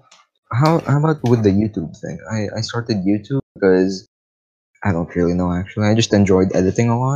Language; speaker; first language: English; non-native, local second language; Filipino